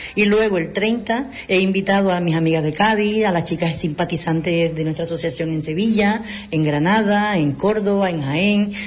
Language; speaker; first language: Spanish; native; Spanish